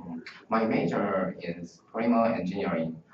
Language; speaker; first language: English; non-native, learner; Korean